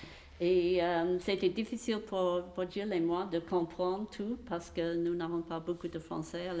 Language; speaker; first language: French; non-native, fluent; English